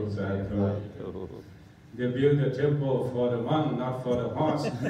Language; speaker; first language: English; non-native, learner; Thai